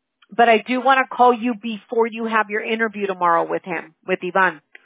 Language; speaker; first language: English; early bilingual, other home language; Spanish